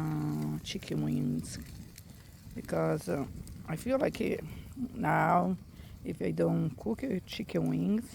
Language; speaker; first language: English; non-native, fluent; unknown